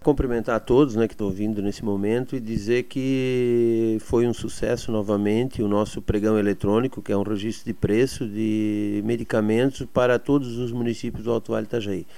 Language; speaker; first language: Portuguese; native; Portuguese